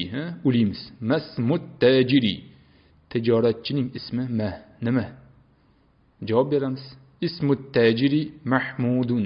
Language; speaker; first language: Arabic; non-native, fluent; Uzbek